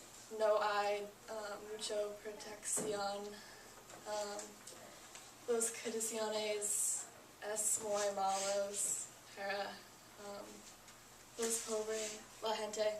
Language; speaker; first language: Spanish; non-native, learner; English